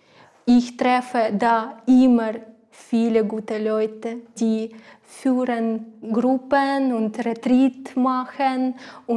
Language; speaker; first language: German; non-native, learner; Ukrainian